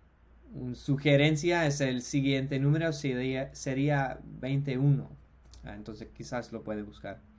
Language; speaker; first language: Spanish; non-native, fluent; English